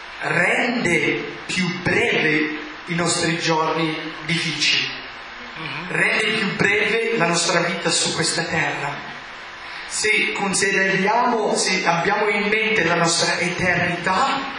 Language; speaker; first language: Italian; non-native, learner; English